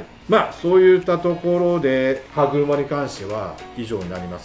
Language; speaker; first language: Japanese; native; Japanese